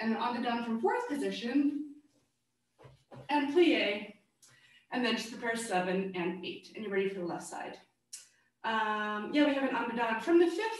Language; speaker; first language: English; native; English